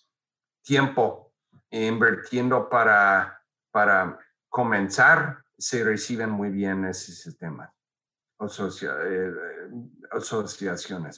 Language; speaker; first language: Spanish; non-native, fluent; English